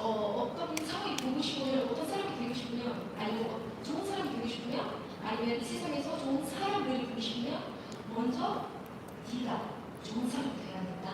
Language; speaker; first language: Korean; non-native, learner; Arabic